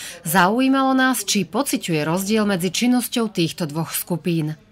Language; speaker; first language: Slovak; native; Slovak